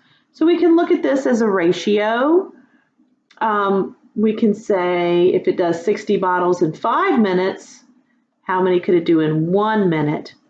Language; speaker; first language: English; native; English